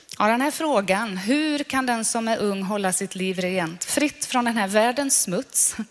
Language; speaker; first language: Swedish; non-native, fluent; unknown